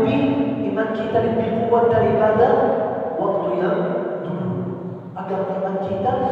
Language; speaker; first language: Indonesian; non-native, learner; Arabic